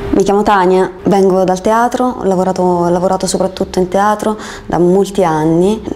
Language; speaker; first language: Italian; native; Italian